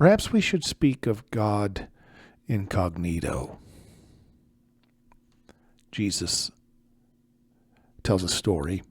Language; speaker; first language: English; native; English